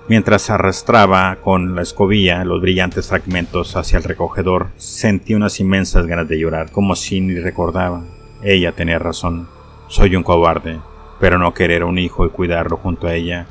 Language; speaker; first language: Spanish; native; Spanish